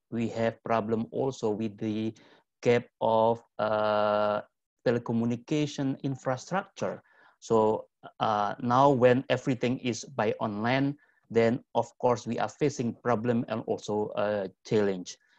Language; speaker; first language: English; non-native, fluent; Indonesian